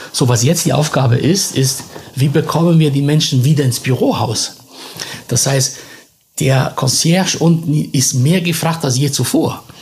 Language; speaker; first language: German; non-native, fluent; Italian